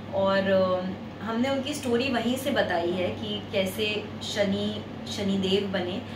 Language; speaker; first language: Hindi; native; Hindi